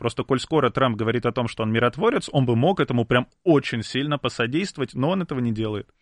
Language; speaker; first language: Russian; native; Russian